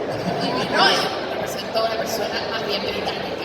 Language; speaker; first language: Spanish; native; Spanish